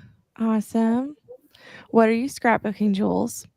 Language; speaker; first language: English; native; English